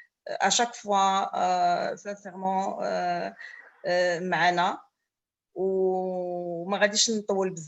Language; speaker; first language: French; non-native, local second language; Arabic